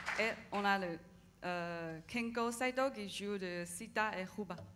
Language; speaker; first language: French; non-native, learner; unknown